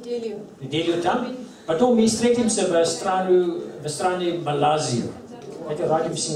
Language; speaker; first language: Russian; non-native, learner; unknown